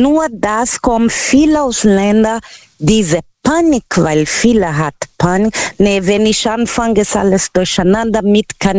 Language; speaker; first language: German; non-native, local second language; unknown